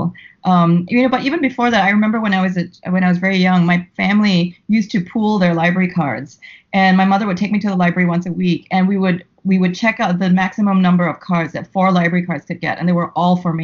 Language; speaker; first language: English; native; English